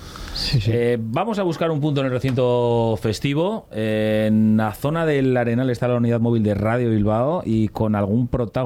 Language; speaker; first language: Spanish; native; Spanish